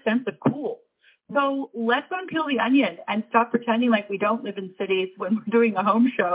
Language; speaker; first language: English; native; English